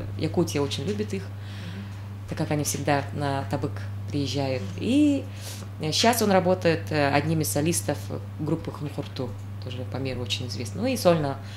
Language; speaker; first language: Russian; non-native, local second language; Yakut